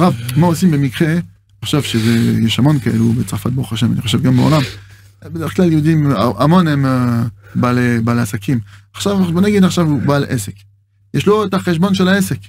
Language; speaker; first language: Hebrew; non-native, fluent; French